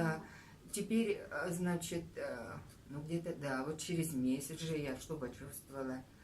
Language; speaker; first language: Russian; native; Russian